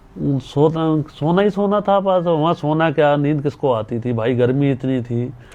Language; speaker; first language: Hindi; native; Hindi